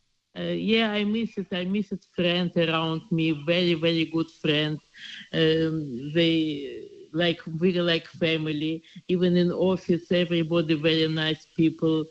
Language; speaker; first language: English; non-native, learner; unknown